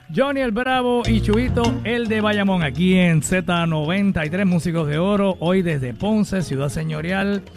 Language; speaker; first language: Spanish; native; Spanish